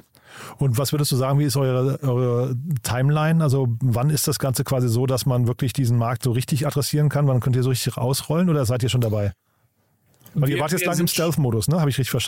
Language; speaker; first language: German; native; German